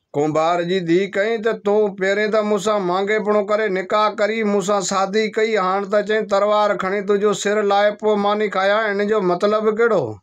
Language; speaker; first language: Sindhi; non-native, local second language; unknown